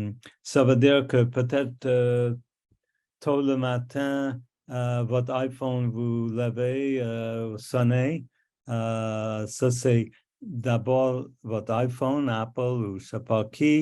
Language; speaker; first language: French; non-native, local second language; English